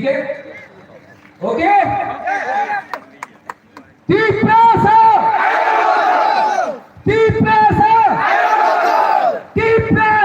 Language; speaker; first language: Hindi; non-native, local second language; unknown